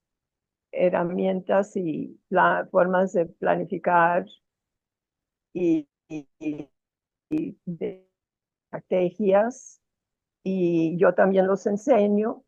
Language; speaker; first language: Spanish; non-native, fluent; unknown